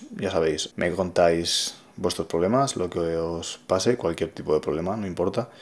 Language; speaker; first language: Spanish; native; Spanish